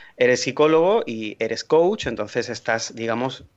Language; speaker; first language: Spanish; native; Spanish